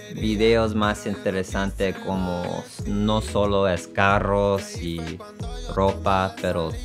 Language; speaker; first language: Spanish; non-native, learner; English